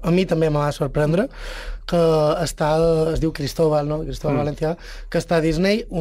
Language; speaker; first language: Catalan; native; Catalan